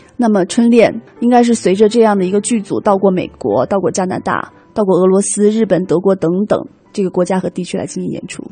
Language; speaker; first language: Chinese; native; Chinese